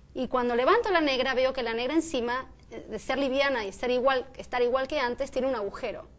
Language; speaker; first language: Spanish; native; Spanish